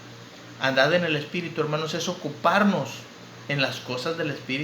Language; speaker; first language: Spanish; native; Spanish